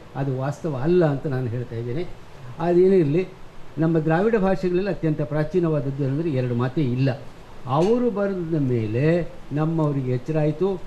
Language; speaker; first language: Kannada; native; Kannada